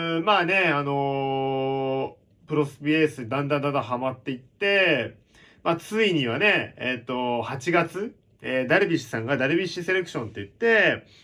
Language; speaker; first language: Japanese; native; Japanese